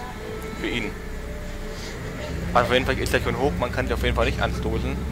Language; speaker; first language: German; native; German